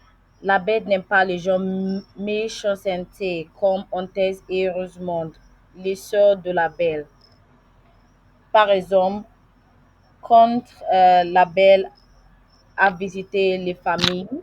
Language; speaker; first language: French; non-native, learner; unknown